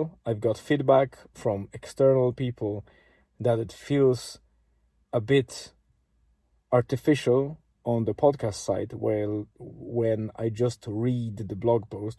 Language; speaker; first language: English; non-native, fluent; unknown